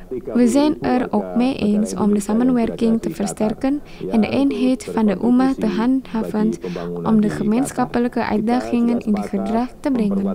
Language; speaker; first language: Dutch; non-native, fluent; Indonesian